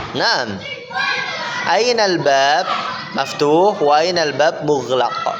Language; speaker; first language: Arabic; non-native, fluent; Indonesian